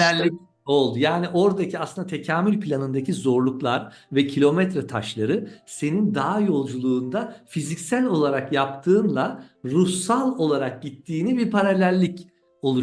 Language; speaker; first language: Turkish; native; Turkish